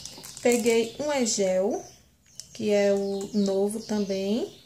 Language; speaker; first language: Portuguese; native; Portuguese